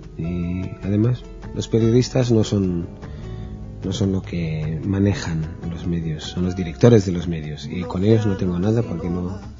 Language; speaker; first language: Spanish; non-native, fluent; Hebrew